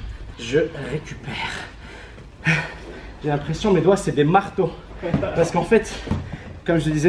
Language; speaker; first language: French; native; French